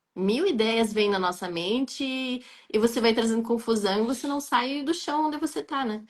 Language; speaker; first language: Portuguese; non-native, fluent; Arabic